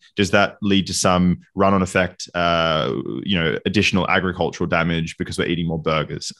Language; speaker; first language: English; native; English